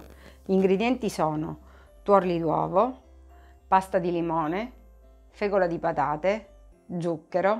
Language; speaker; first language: Italian; native; Italian